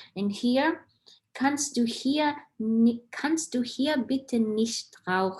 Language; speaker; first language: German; non-native, fluent; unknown